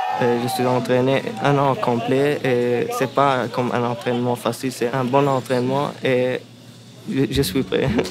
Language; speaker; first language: French; non-native, learner; Arabic